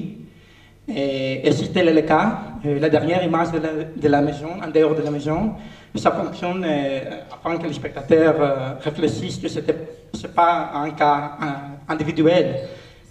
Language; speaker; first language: French; non-native, learner; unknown